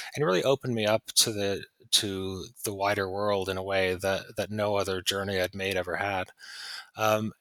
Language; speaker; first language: English; native; English